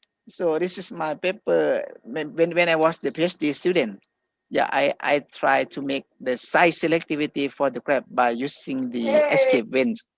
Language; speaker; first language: English; non-native, fluent; Thai